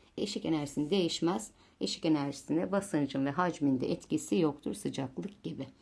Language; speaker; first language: Turkish; native; Turkish